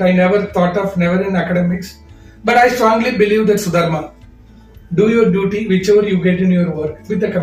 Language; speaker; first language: English; non-native, local second language; Tamil